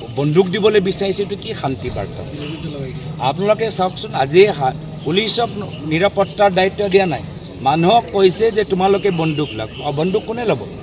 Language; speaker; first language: Assamese; native; Assamese